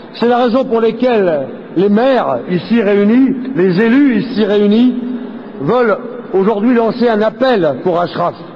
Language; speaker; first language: French; native; French